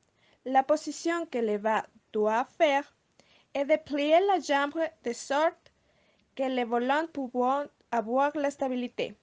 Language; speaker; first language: French; non-native, learner; Spanish